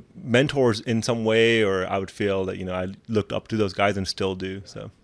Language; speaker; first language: English; non-native, local second language; Urdu